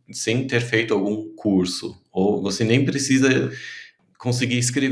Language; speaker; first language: Portuguese; non-native, fluent; German